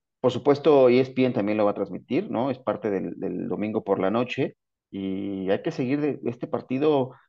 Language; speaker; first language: Spanish; native; Spanish